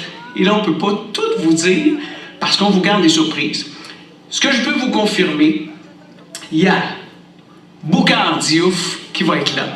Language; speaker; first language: French; native; French